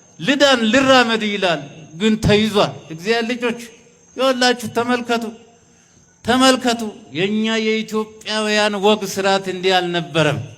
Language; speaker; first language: Amharic; native; Amharic